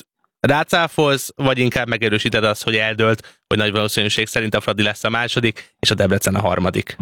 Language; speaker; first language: Hungarian; native; Hungarian